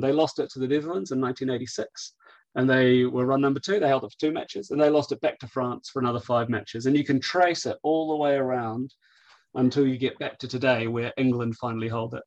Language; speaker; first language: English; native; English